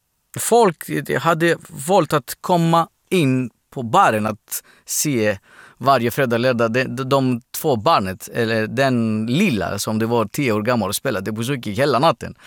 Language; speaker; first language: Swedish; non-native, learner; Greek